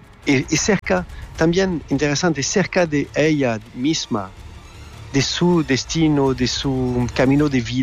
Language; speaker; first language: Spanish; non-native, learner; French